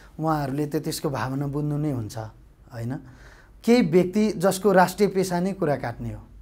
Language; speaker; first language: Nepali; native; Nepali